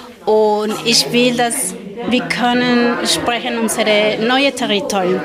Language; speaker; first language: German; non-native, learner; Spanish